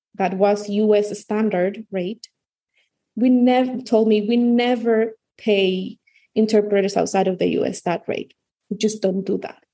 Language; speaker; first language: English; non-native, fluent; Spanish